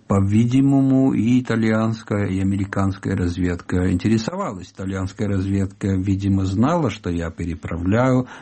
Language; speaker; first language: Russian; non-native, fluent; Italian